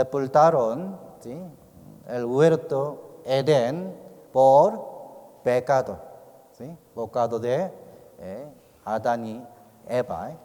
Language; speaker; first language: Spanish; non-native, learner; Korean